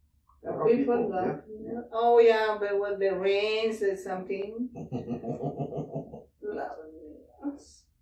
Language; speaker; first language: English; non-native, learner; Spanish